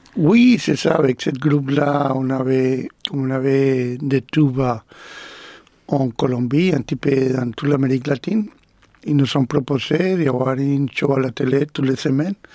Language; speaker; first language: French; non-native, fluent; Spanish